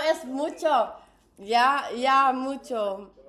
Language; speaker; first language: Spanish; non-native, learner; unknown